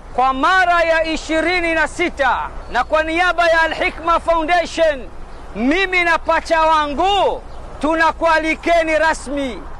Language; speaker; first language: Swahili; native; Swahili